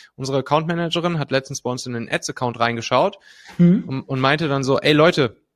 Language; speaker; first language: German; native; German